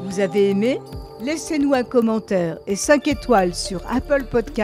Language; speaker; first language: French; native; French